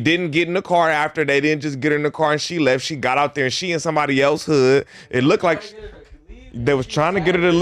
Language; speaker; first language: English; native; English